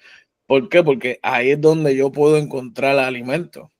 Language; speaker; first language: Spanish; native; Spanish